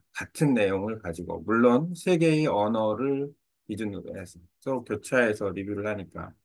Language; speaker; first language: Korean; native; Korean